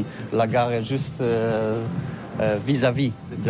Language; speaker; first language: French; non-native, learner; Polish